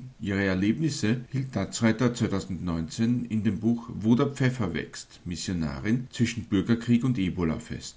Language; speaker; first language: German; native; German